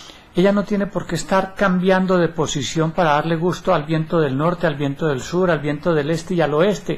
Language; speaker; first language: Spanish; native; Spanish